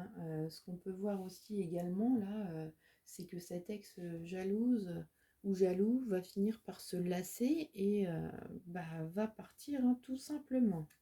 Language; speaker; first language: French; native; French